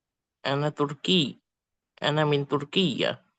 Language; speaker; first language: Arabic; non-native, learner; Indonesian